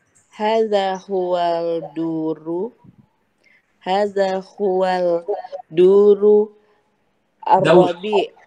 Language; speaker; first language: Arabic; non-native, learner; Indonesian